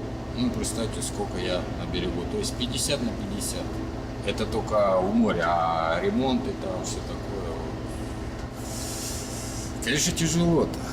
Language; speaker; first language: Russian; native; Russian